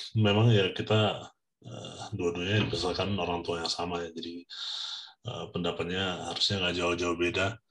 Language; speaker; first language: Indonesian; early bilingual, heritage; Indonesian